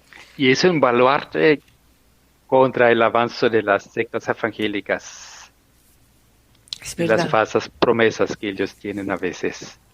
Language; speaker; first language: Spanish; non-native, fluent; German